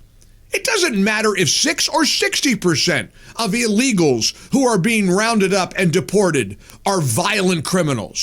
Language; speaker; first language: English; native; English